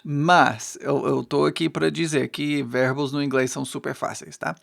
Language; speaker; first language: Portuguese; non-native, fluent; English